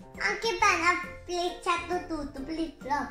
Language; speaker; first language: Italian; early bilingual, other home language; Sinhala